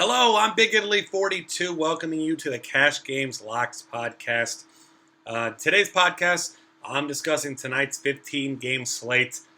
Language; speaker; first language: English; native; English